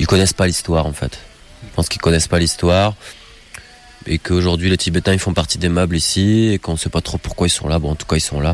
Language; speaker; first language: French; native; French